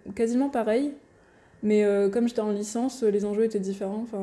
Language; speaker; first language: French; non-native, local second language; Arabic